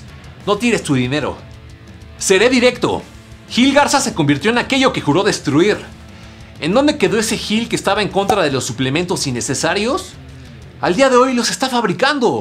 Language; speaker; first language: Spanish; native; Spanish